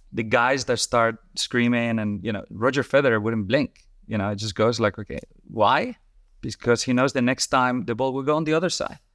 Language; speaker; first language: English; non-native, fluent; Spanish